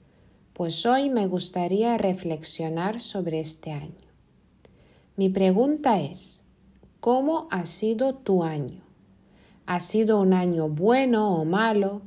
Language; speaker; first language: Spanish; non-native, fluent; Lithuanian